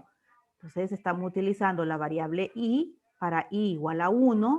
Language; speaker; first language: Spanish; native; Spanish